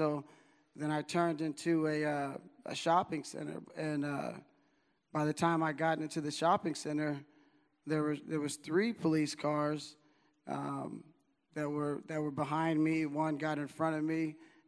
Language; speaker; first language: English; native; English